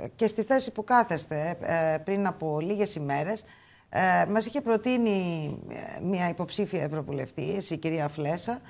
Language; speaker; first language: Greek; native; Greek